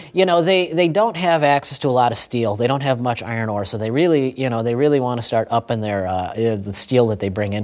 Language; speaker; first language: English; native; English